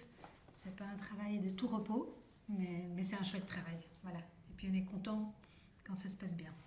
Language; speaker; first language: French; native; French